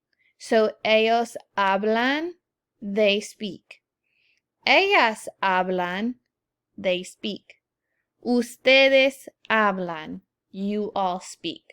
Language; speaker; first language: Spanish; non-native, fluent; English